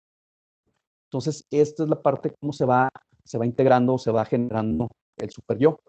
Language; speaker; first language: Spanish; native; Spanish